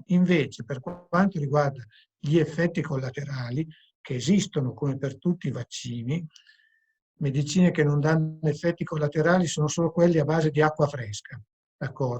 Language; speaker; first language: Italian; native; Italian